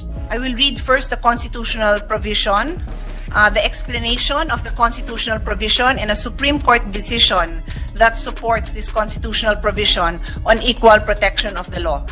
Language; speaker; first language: English; non-native, local second language; Filipino